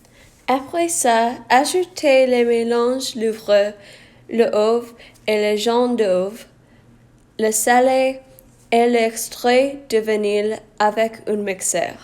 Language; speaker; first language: French; non-native, learner; English